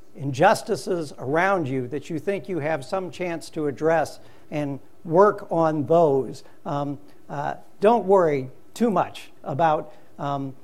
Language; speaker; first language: English; native; English